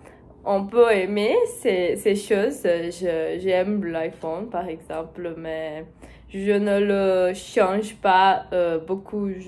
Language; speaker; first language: French; non-native, learner; Portuguese